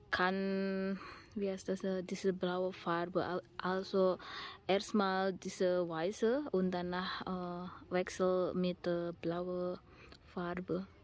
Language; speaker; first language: German; non-native, learner; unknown